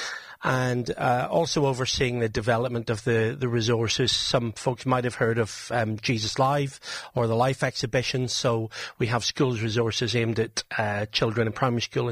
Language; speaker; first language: English; native; English